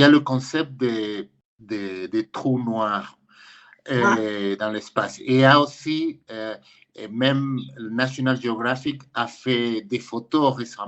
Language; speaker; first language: French; non-native, fluent; Spanish